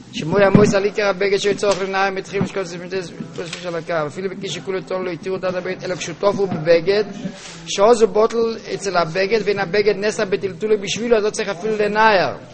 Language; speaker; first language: Hebrew; native; Hebrew